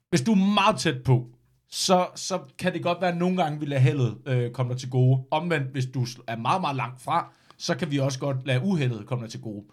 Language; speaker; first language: Danish; native; Danish